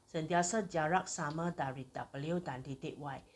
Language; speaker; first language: Malay; non-native, local second language; Chinese